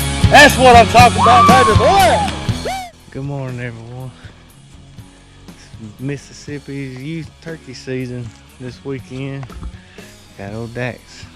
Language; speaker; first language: English; native; English